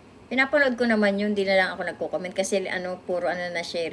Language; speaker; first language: Filipino; native; Filipino